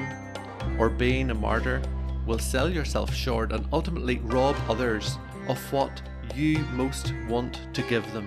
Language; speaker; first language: English; native; English